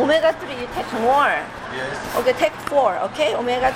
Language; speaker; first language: English; non-native, learner; Korean